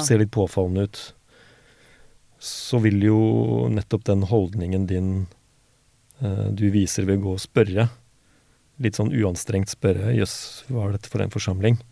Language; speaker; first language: Norwegian; native; Norwegian